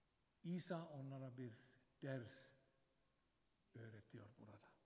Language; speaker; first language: Turkish; non-native, fluent; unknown